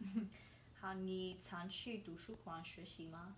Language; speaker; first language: Chinese; non-native, learner; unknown